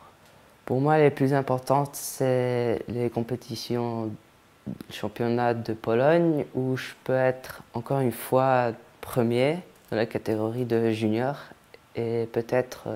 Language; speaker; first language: French; non-native, fluent; Polish